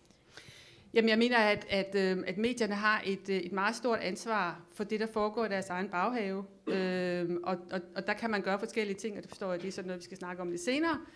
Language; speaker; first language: Danish; native; Danish